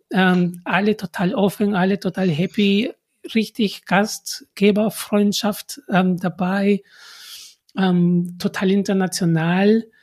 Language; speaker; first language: German; non-native, fluent; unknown